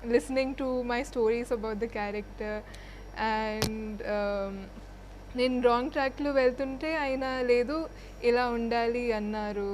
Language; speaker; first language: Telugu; non-native, fluent; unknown